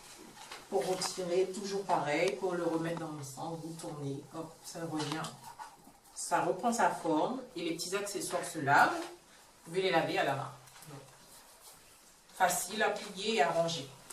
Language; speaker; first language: French; native; French